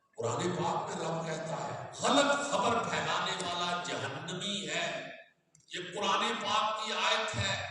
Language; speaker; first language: Urdu; non-native, local second language; Punjabi